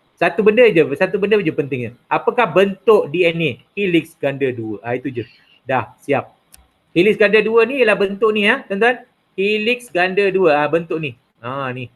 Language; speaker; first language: Malay; non-native, local second language; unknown